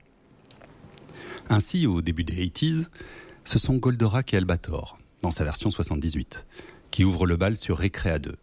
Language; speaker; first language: French; native; French